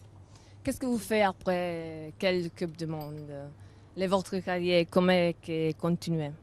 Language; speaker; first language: French; non-native, learner; Italian